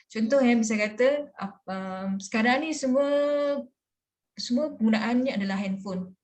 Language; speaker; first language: Malay; native; Malay